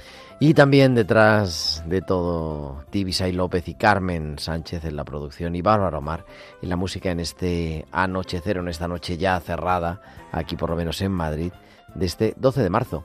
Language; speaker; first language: Spanish; native; Spanish